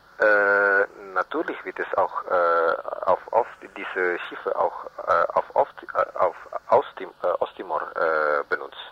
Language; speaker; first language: German; non-native, learner; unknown